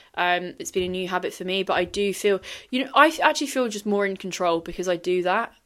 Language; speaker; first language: English; native; English